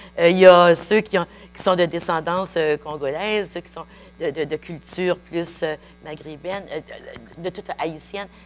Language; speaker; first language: French; native; French